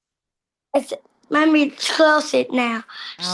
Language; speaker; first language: English; non-native, learner; Vietnamese